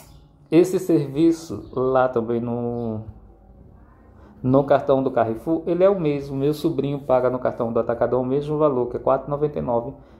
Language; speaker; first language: Portuguese; native; Portuguese